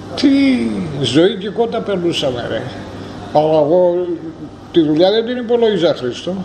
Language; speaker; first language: Greek; native; Greek